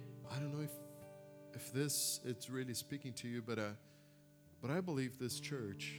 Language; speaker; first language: English; non-native, fluent; Portuguese